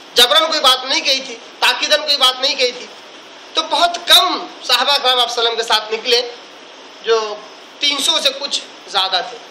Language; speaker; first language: Urdu; native; Urdu